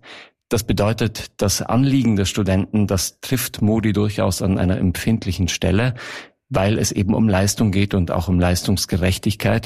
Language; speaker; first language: German; native; German